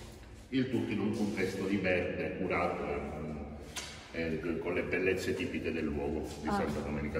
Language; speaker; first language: Italian; native; Italian